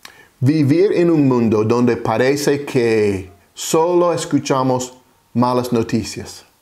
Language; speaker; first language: Spanish; non-native, fluent; English